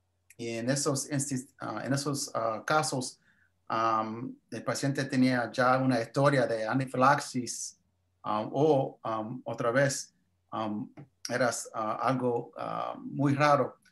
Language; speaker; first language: Spanish; early bilingual, heritage; English